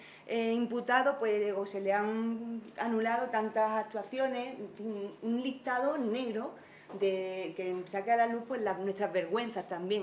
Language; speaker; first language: Spanish; native; Spanish